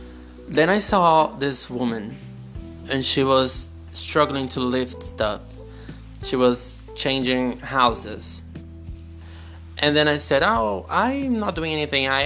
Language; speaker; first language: English; non-native, fluent; Portuguese